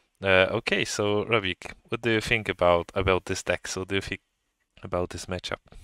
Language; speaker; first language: English; non-native, fluent; Polish